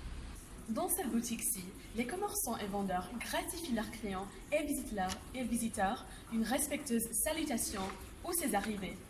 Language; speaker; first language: French; non-native, fluent; English